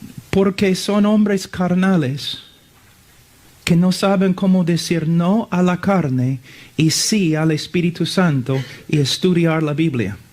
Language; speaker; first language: Spanish; non-native, fluent; English